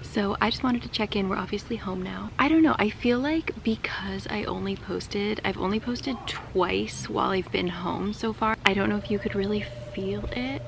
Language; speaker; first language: English; native; English